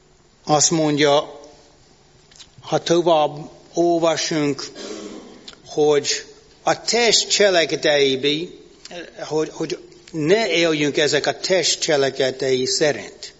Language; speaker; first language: Hungarian; non-native, fluent; English